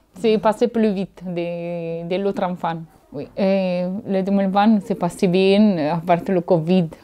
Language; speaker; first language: French; non-native, learner; Italian